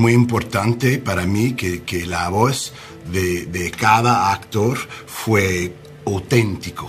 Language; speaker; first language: Spanish; non-native, learner; English